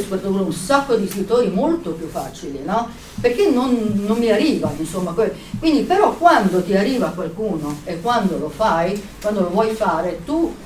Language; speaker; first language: Italian; native; Italian